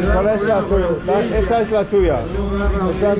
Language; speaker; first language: Spanish; non-native, learner; English